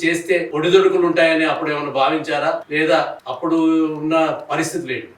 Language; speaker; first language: Telugu; native; Telugu